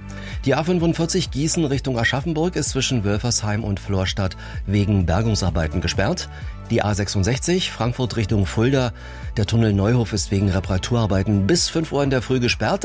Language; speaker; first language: German; native; German